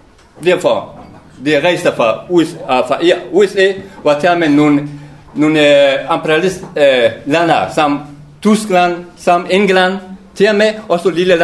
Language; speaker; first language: Danish; non-native, learner; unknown